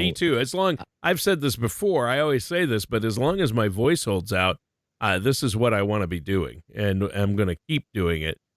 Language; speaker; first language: English; native; English